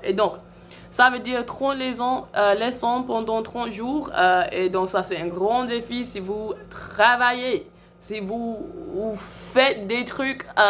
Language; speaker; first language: French; non-native, fluent; English